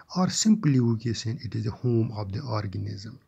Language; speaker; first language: Urdu; non-native, local second language; Kashmiri